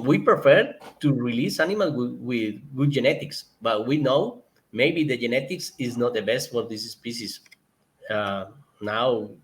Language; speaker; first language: English; non-native, learner; Spanish